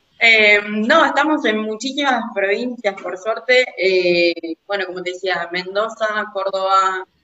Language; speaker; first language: Spanish; native; Spanish